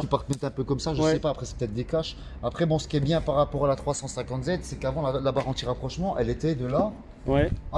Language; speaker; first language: French; native; French